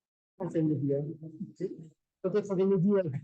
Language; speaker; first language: French; non-native, fluent; Vietnamese